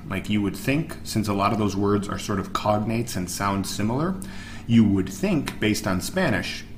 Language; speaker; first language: English; native; English